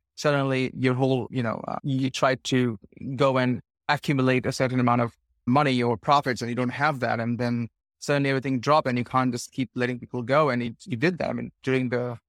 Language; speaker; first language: English; non-native, local second language; Hindi